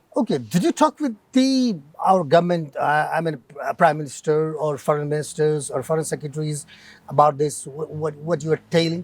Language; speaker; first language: English; non-native, local second language; Nepali